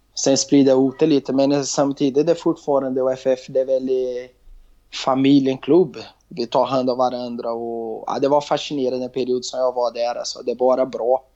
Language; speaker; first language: Swedish; non-native, learner; Portuguese